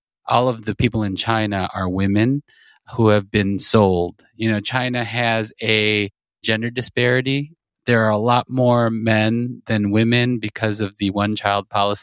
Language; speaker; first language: English; native; English